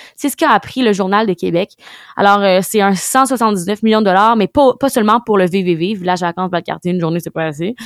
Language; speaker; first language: French; native; French